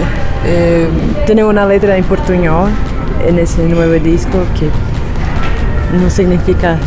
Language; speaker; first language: Spanish; non-native, learner; Portuguese